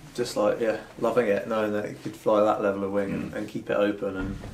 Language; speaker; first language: English; native; English